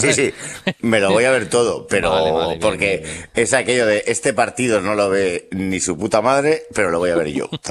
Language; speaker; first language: Spanish; native; Spanish